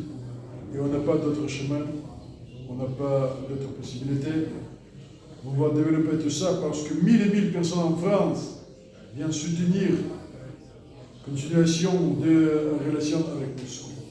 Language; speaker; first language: French; non-native, learner; Russian